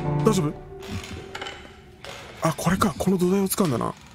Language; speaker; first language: Japanese; native; Japanese